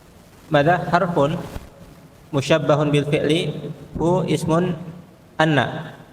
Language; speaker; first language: Arabic; non-native, fluent; Indonesian